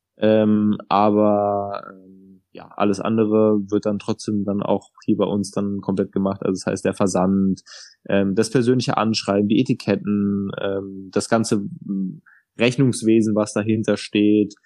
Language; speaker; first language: German; native; German